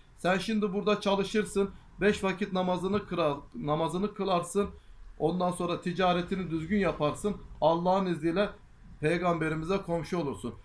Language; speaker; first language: Turkish; non-native, local second language; Kurdish